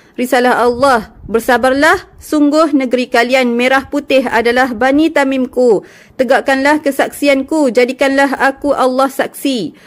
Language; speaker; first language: Malay; native; Malay